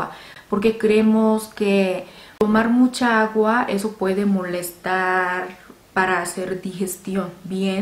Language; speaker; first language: Spanish; non-native, fluent; Korean